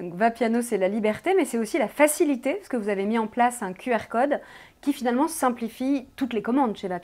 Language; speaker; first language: French; native; French